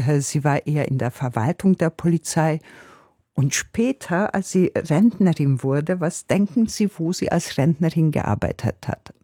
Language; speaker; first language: German; non-native, fluent; Hungarian